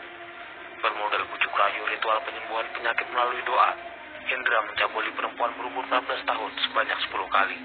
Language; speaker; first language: Indonesian; native; Indonesian